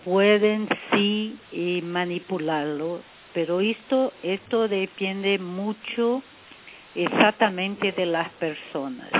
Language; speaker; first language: Spanish; non-native, fluent; Portuguese